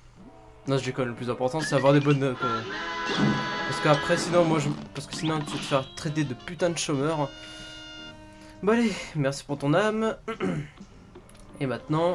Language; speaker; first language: French; native; French